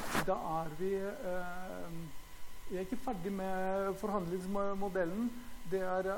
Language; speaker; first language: Norwegian; non-native, fluent; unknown